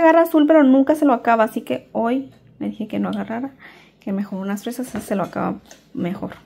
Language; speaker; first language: Spanish; native; Spanish